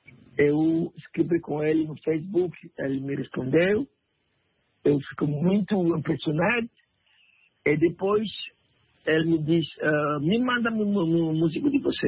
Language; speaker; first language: Portuguese; non-native, learner; French